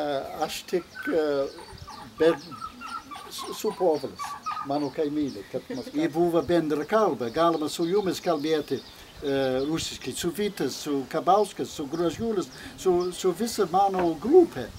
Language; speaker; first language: Lithuanian; non-native, learner; English